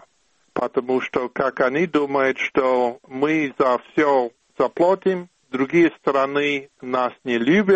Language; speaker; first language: Russian; non-native, fluent; English